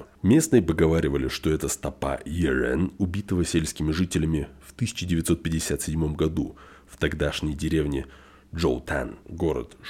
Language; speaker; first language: Russian; native; Russian